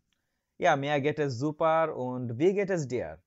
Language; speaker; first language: German; non-native, learner; Bangla